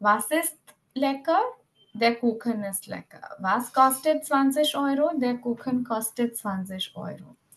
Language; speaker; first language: German; non-native, fluent; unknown